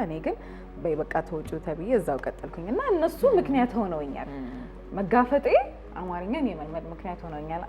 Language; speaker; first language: Amharic; early bilingual, heritage; Arabic